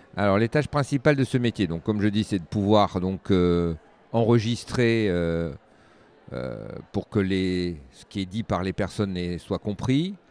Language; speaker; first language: French; native; French